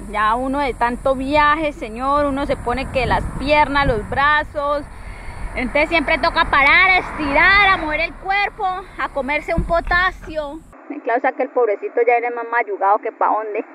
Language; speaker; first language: Spanish; native; Spanish